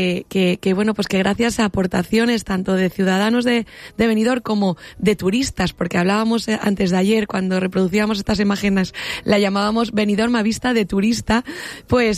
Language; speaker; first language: Spanish; native; Spanish